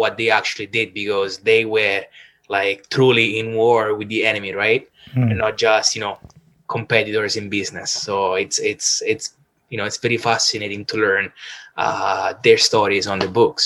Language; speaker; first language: English; non-native, fluent; Italian